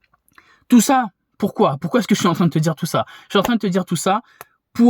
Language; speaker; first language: French; native; French